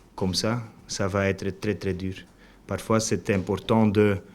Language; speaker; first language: French; non-native, learner; Dutch